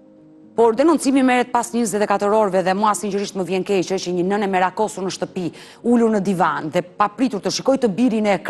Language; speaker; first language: Albanian; native; Albanian